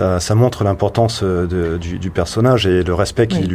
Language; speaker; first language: French; native; French